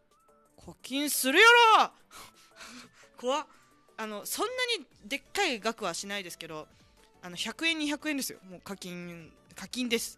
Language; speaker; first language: Japanese; native; Japanese